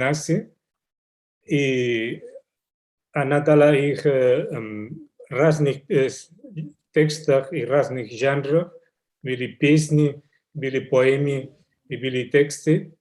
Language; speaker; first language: Russian; non-native, learner; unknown